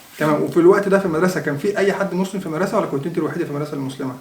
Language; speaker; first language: Arabic; native; Arabic